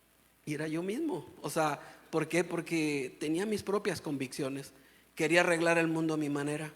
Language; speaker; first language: Spanish; native; Spanish